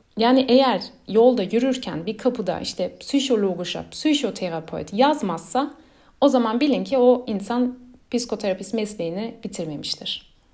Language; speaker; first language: Turkish; early bilingual, heritage; Turkish